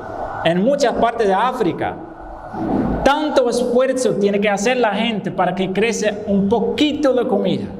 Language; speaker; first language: Spanish; non-native, fluent; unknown